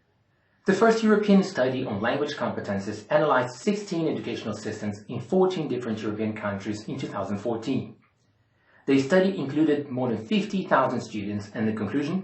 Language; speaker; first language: English; non-native, fluent; Portuguese